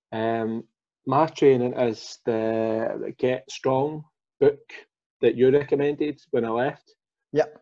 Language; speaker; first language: English; native; English